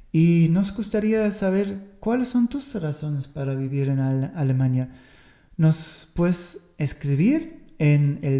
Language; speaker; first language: Spanish; non-native, fluent; German